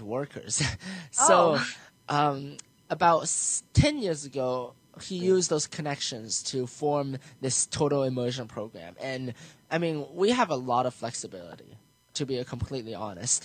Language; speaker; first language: English; native; English